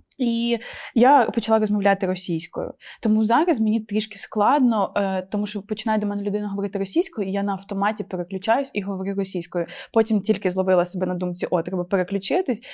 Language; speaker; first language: Ukrainian; native; Ukrainian